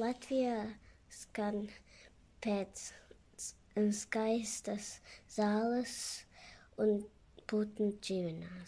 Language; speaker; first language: Latvian; early bilingual, heritage; Latvian